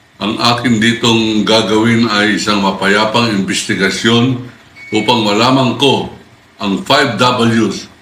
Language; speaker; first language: Filipino; native; Filipino